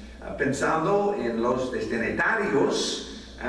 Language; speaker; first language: Spanish; non-native, fluent; English